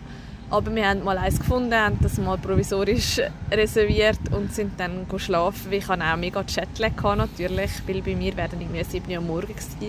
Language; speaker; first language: German; native; German